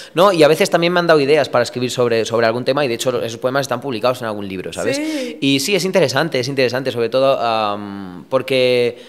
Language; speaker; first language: Spanish; early bilingual, other home language; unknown